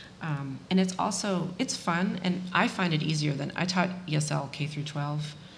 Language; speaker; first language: English; native; English